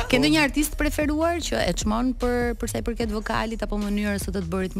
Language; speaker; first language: Albanian; native; Albanian